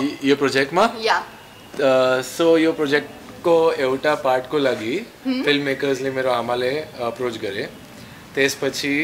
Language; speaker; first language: Nepali; non-native, learner; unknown